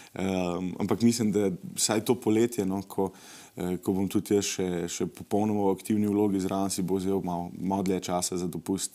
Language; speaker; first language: Slovenian; native; Slovenian